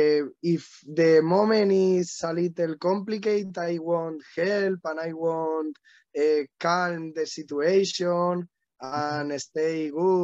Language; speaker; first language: English; non-native, learner; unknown